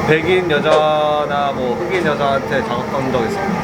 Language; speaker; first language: Korean; early bilingual, heritage; Korean